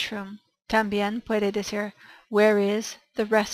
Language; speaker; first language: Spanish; non-native, learner; English